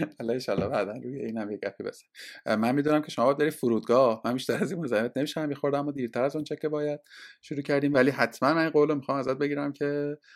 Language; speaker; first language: Persian; native; Persian